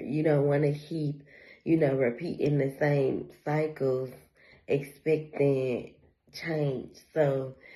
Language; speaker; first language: English; native; English